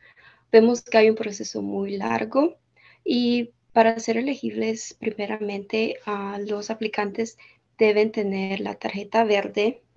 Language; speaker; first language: Spanish; early bilingual, heritage; Spanish